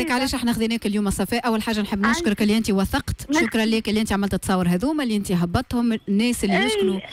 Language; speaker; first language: Arabic; native; Arabic